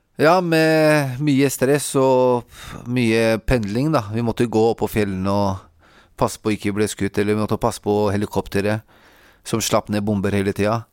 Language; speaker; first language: Norwegian; early bilingual, other home language; Kurdish